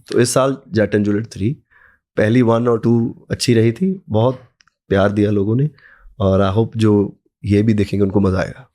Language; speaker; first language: Hindi; non-native, local second language; Punjabi